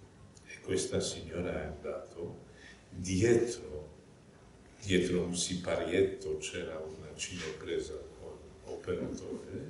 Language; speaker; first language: Italian; non-native, fluent; Polish